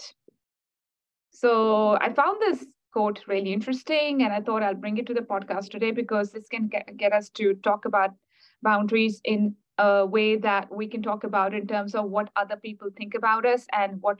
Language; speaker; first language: English; non-native, local second language; Urdu